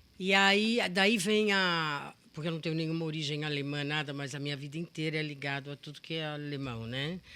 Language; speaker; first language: Portuguese; native; Portuguese